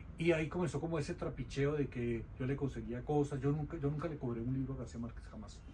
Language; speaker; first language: Spanish; native; Spanish